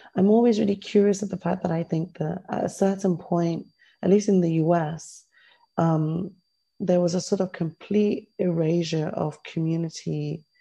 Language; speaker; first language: English; native; English